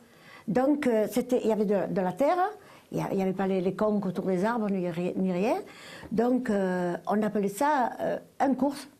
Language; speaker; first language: French; native; French